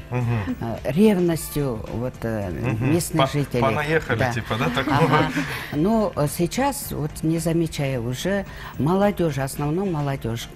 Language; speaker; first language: Russian; non-native, local second language; Kazakh